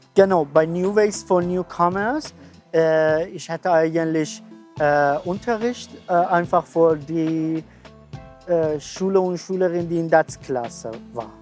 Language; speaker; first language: German; non-native, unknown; Persian